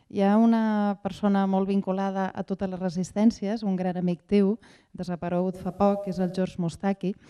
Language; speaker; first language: Catalan; native; Catalan